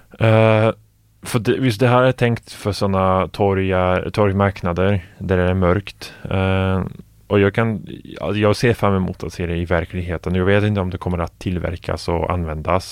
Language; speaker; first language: Swedish; non-native, fluent; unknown